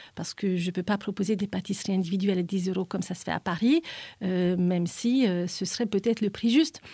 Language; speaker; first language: French; non-native, fluent; Hungarian